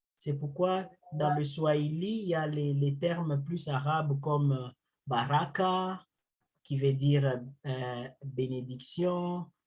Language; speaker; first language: French; non-native, local second language; Luba-Lulua